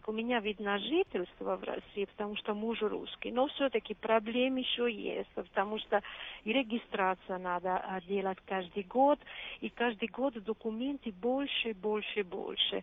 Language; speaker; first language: Russian; non-native, fluent; Italian